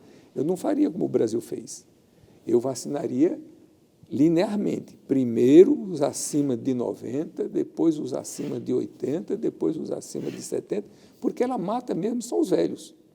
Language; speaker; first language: Portuguese; native; Portuguese